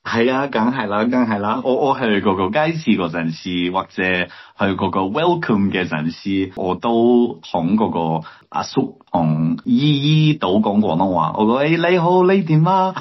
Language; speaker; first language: Cantonese; non-native, learner; English